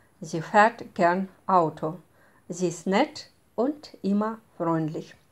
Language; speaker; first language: German; non-native, fluent; Russian